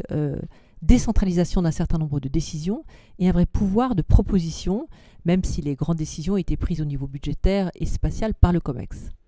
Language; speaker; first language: French; native; French